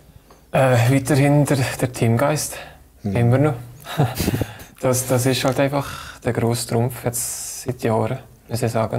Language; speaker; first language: German; native; German